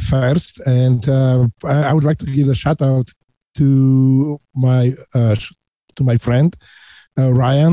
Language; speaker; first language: English; non-native, fluent; Polish